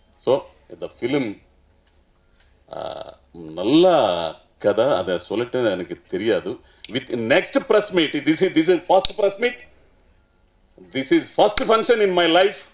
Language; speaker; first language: Tamil; non-native, learner; Telugu